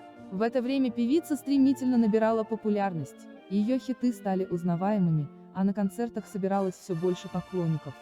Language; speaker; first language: Russian; native; Russian